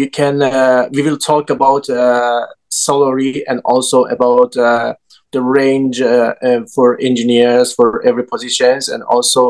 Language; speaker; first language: English; non-native, learner; Persian